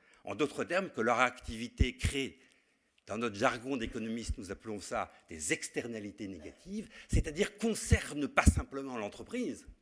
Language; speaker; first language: French; native; French